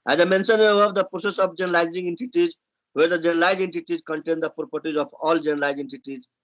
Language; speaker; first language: English; non-native, local second language; Nepali